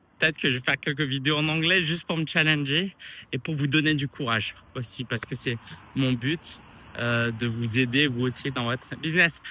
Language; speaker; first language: French; early bilingual, other home language; Chinese